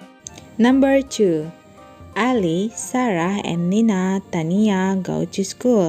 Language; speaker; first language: English; non-native, fluent; Indonesian